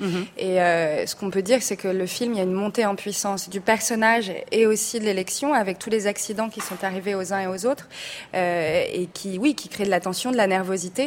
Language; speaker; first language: French; native; French